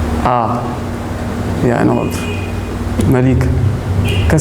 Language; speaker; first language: French; non-native, fluent; Arabic